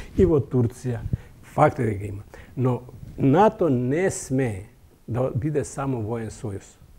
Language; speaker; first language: Macedonian; non-native, local second language; Albanian